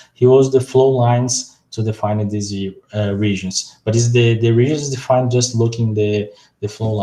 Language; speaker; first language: English; non-native, fluent; Portuguese